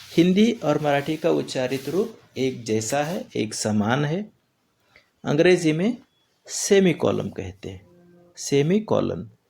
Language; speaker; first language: Hindi; non-native, local second language; Marathi